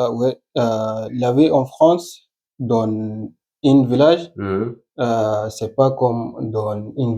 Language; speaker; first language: French; non-native, learner; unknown